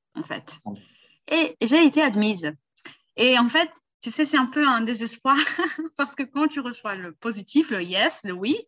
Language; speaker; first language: French; early bilingual, heritage; Portuguese